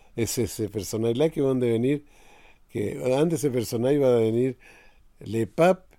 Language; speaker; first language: French; non-native, fluent; Spanish